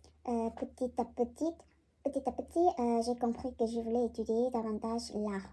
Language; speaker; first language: French; non-native, learner; Korean